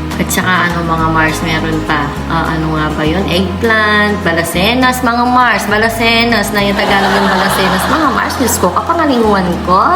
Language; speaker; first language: Filipino; non-native, local second language; Pampanga